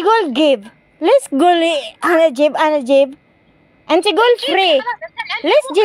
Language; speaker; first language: Arabic; non-native, learner; Filipino